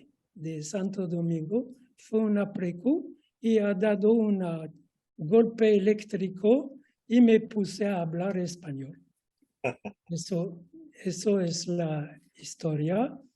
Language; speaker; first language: Spanish; non-native, fluent; French